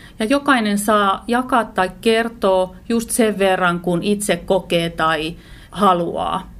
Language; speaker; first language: Finnish; native; Finnish